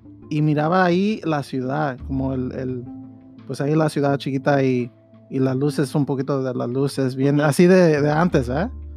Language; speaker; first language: Spanish; early bilingual, heritage; Spanish